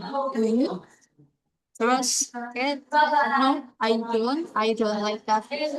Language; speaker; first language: English; non-native, learner; Indonesian